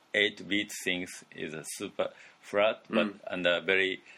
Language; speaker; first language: English; non-native, learner; Japanese